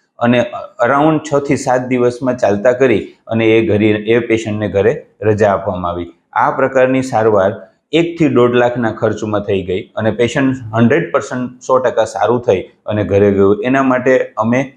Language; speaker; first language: Gujarati; native; Gujarati